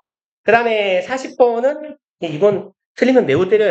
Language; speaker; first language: Korean; native; Korean